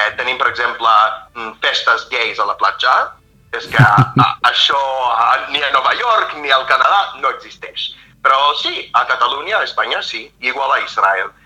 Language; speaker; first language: Catalan; non-native, fluent; English